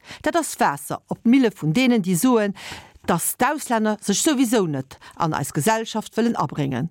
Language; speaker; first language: Luxembourgish; early bilingual, other home language; Italian